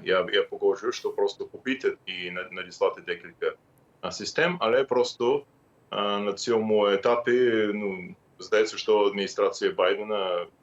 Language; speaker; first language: Ukrainian; non-native, fluent; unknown